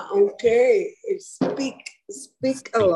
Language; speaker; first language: English; non-native, learner; Spanish